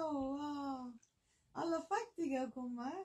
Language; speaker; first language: Swedish; non-native, learner; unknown